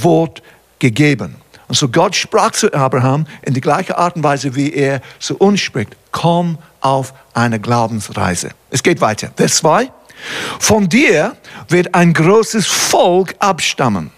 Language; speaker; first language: German; non-native, fluent; English